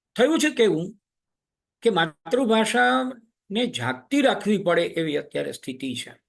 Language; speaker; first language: Gujarati; native; Gujarati